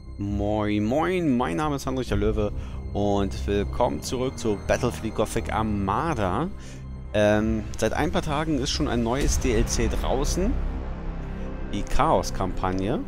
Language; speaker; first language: German; native; German